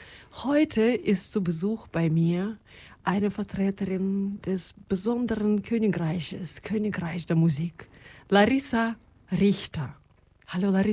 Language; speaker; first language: German; non-native, fluent; Russian